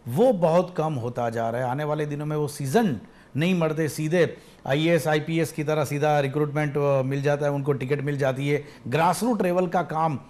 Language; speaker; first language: Hindi; non-native, local second language; Gujarati